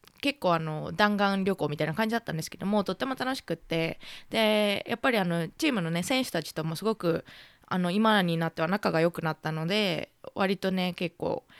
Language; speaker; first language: Japanese; native; Japanese